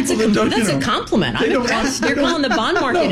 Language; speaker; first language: English; native; English